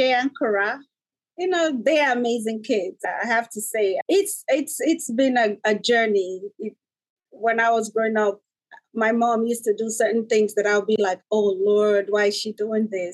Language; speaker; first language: English; non-native, local second language; Igbo